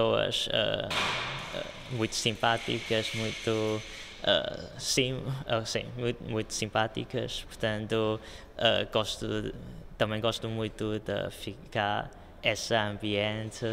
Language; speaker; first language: Portuguese; non-native, local second language; Chinese